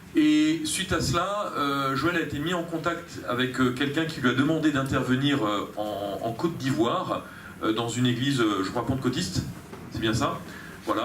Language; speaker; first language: French; native; French